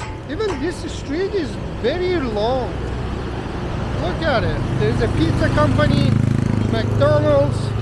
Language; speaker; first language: English; non-native, fluent; Persian